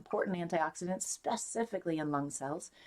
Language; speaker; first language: English; native; English